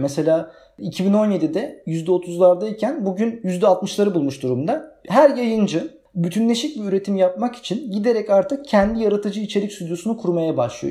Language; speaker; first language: Turkish; native; Turkish